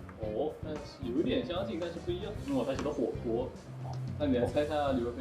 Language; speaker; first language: Chinese; native; Chinese